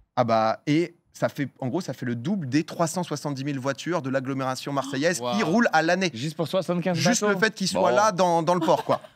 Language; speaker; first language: French; native; French